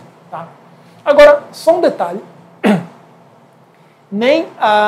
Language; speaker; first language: Portuguese; native; Portuguese